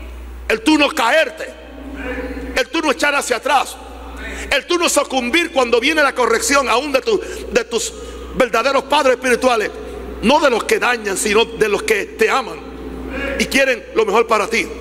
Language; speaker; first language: Spanish; native; Spanish